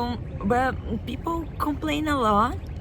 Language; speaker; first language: English; non-native, fluent; Portuguese